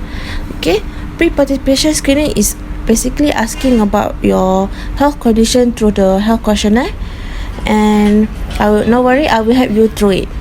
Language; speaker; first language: English; non-native, local second language; Malay